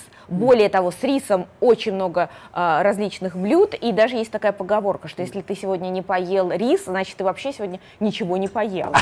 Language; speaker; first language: Russian; native; Russian